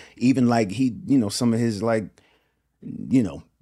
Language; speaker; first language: English; native; English